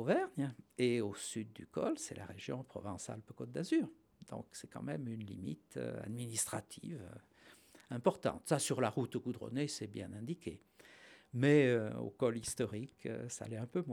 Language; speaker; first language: French; native; French